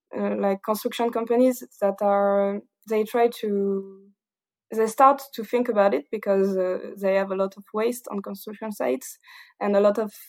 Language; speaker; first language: English; non-native, fluent; French